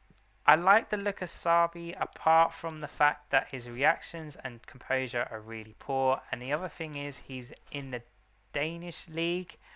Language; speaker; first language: English; native; English